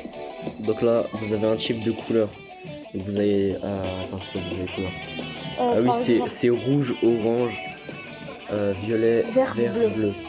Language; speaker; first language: French; native; French